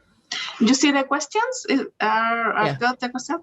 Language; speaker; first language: English; non-native, learner; Spanish